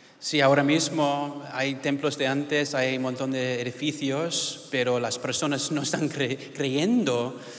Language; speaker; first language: Spanish; early bilingual, heritage; English